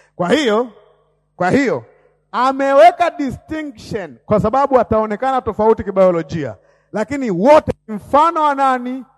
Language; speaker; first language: Swahili; native; Swahili